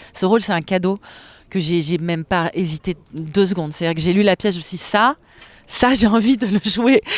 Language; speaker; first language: French; native; French